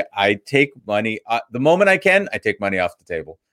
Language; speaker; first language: English; early bilingual, other home language; Hindi